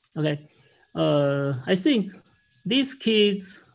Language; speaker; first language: English; non-native, learner; Chinese